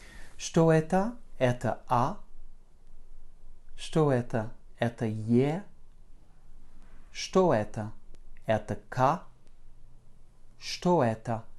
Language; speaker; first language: Russian; non-native, fluent; French